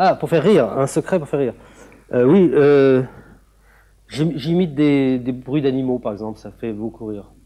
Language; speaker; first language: French; native; French